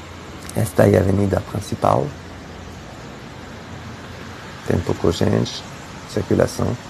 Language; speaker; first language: Portuguese; non-native, fluent; French